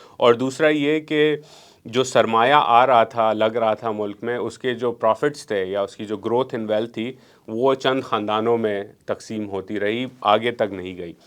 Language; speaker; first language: Urdu; non-native, local second language; Memoni